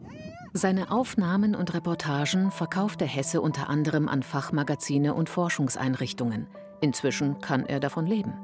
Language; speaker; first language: German; native; German